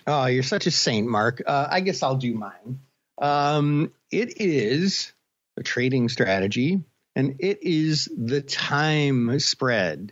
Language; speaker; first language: English; native; English